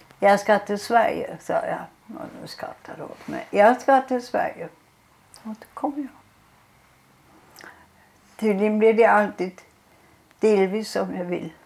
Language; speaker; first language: Swedish; non-native, fluent; German